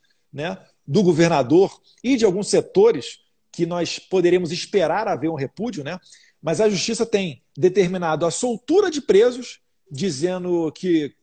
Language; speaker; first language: Portuguese; native; Portuguese